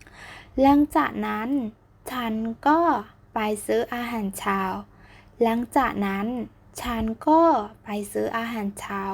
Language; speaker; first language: Thai; non-native, fluent; Burmese